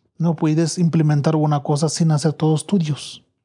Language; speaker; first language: Spanish; non-native, learner; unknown